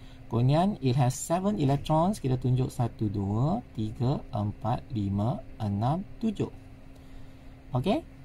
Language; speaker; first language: English; non-native, local second language; Malay